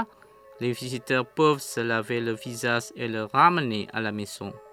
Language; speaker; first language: French; non-native, fluent; Indonesian